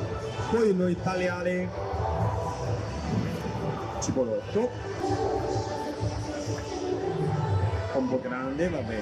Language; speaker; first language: Italian; non-native, learner; Chinese